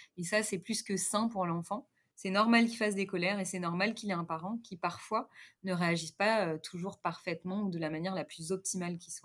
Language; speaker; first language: French; native; French